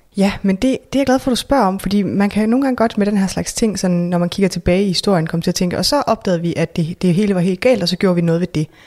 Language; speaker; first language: Danish; native; Danish